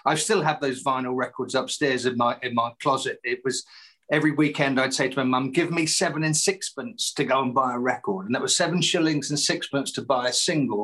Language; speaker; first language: English; native; English